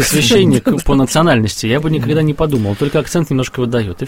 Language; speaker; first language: Russian; native; Russian